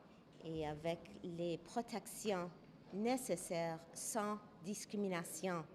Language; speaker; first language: French; non-native, local second language; English